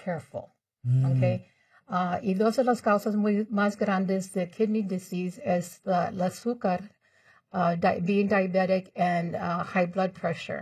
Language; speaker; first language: Spanish; early bilingual, heritage; Spanish